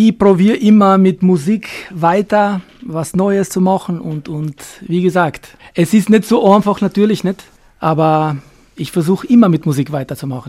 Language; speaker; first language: German; non-native, fluent; Albanian